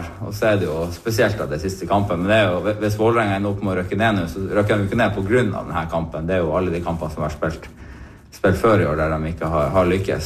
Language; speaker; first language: Norwegian; native; Norwegian